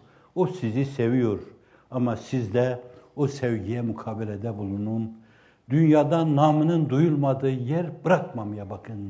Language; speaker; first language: Turkish; native; Turkish